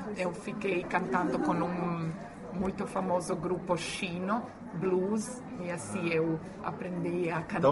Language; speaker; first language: Portuguese; non-native, fluent; Croatian